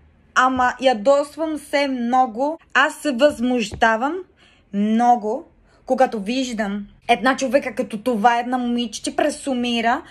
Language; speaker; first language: Bulgarian; non-native, learner; Spanish